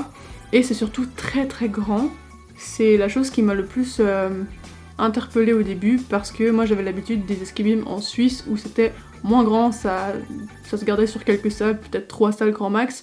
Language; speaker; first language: French; native; French